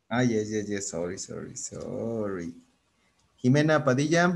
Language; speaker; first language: English; non-native, fluent; Spanish